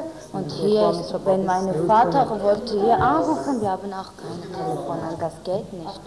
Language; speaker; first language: German; non-native, learner; Persian